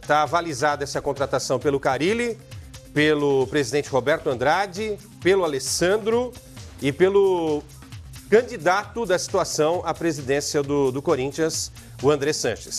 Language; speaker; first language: Portuguese; native; Portuguese